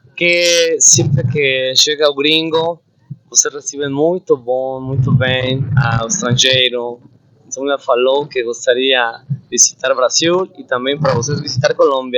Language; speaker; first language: Portuguese; non-native, fluent; Spanish